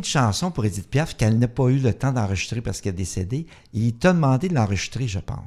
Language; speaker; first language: French; native; French